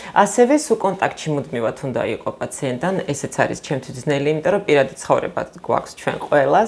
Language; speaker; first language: Georgian; early bilingual, heritage; Georgian